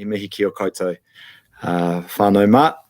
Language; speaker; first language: Māori; non-native, local second language; English